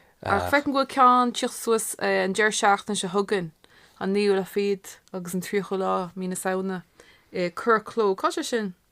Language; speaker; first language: Irish; non-native, local second language; English